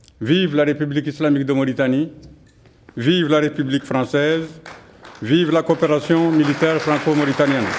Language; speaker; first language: French; non-native, local second language; Arabic